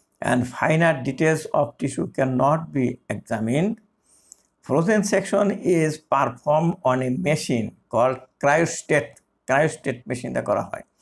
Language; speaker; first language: English; non-native, local second language; Bangla